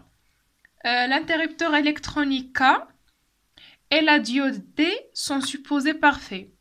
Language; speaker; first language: French; non-native, local second language; Arabic